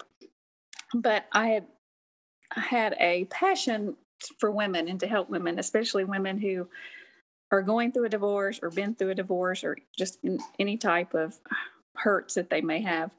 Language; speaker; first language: English; native; English